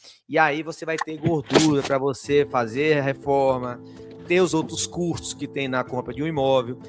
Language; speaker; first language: Portuguese; native; Portuguese